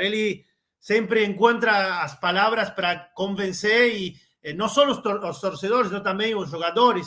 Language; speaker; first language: Portuguese; non-native, learner; Spanish